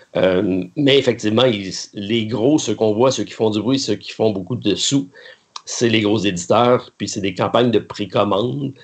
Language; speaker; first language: French; native; French